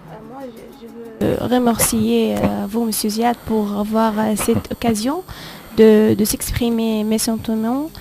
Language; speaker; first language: French; non-native, fluent; Arabic